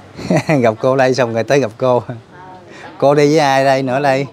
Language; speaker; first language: Vietnamese; native; Vietnamese